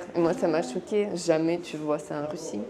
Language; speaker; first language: French; non-native, fluent; Russian